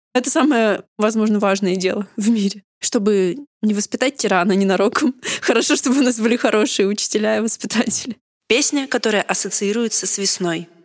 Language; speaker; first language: Russian; native; Russian